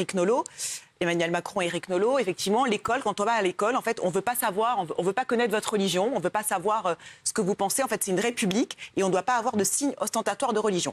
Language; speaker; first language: French; native; French